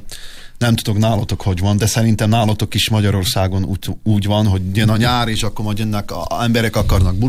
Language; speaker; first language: Hungarian; non-native, fluent; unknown